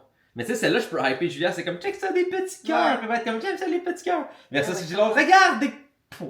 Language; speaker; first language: French; native; French